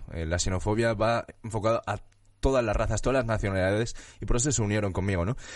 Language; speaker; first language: Spanish; early bilingual, other home language; Chinese